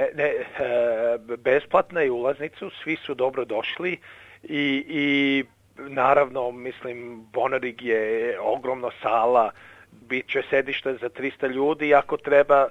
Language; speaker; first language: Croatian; early bilingual, heritage; English